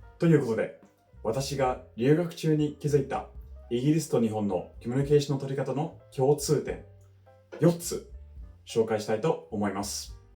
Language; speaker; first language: Japanese; non-native, fluent; English